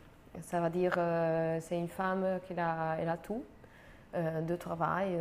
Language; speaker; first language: French; non-native, fluent; Italian